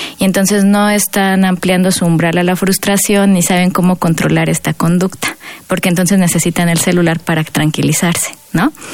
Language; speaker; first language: Spanish; native; Spanish